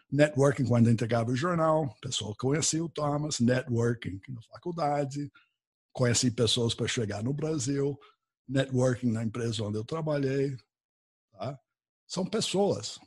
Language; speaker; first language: Portuguese; non-native, fluent; English